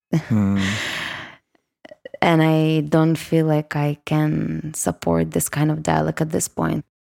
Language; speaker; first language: English; non-native, fluent; Russian